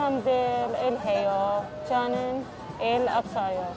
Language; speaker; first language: Korean; non-native, learner; Arabic